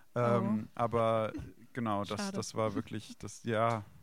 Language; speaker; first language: German; native; German